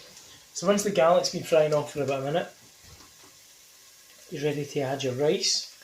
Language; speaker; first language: English; native; English